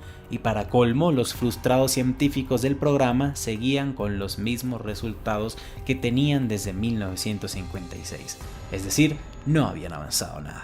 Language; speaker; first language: Spanish; native; Spanish